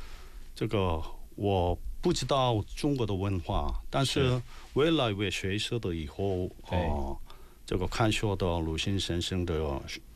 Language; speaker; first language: Chinese; non-native, learner; Korean